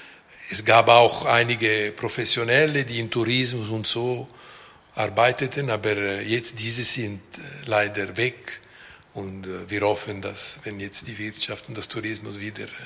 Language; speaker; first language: German; non-native, local second language; Italian